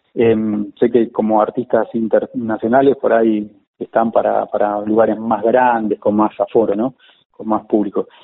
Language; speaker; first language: Spanish; native; Spanish